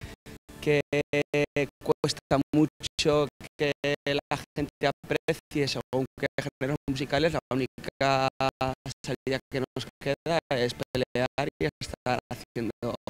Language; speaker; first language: Spanish; native; Spanish